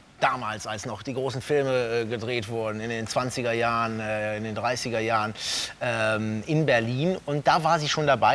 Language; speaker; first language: German; native; German